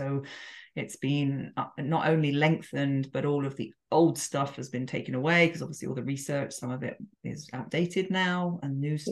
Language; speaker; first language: English; native; English